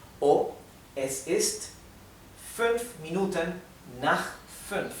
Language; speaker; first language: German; non-native, fluent; Spanish